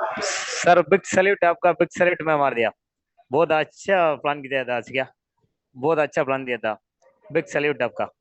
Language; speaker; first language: Hindi; non-native, local second language; Tamil